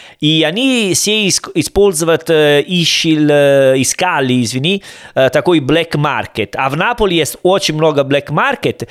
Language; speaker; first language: Russian; non-native, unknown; Italian